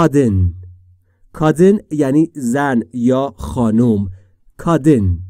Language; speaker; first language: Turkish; non-native, fluent; Persian